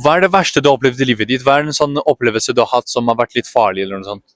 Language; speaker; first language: Norwegian; native; Norwegian